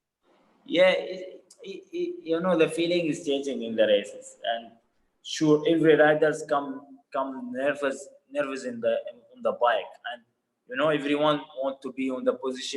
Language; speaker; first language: English; non-native, fluent; Arabic